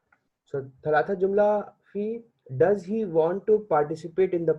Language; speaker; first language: English; non-native, learner; Hindi